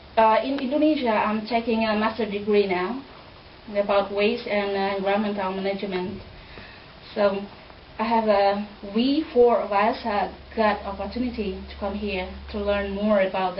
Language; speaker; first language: English; non-native, fluent; Indonesian